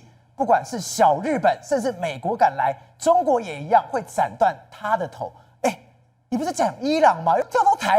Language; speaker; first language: Chinese; native; Chinese